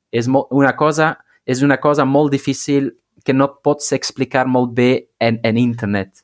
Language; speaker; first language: Catalan; non-native, learner; Dutch